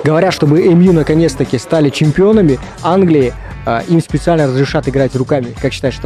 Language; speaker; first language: Russian; native; Russian